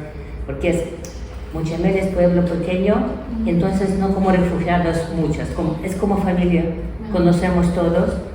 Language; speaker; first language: Spanish; non-native, learner; Ukrainian